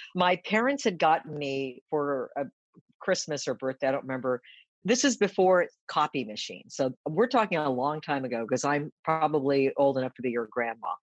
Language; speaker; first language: English; early bilingual, other home language; Japanese